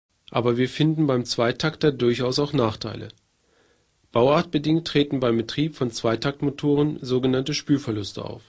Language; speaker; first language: German; native; German